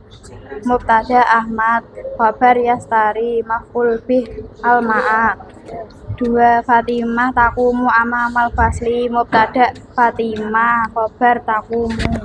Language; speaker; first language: Arabic; non-native, learner; Indonesian